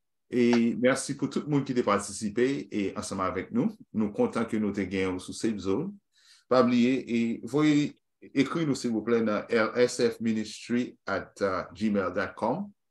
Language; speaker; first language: French; native; French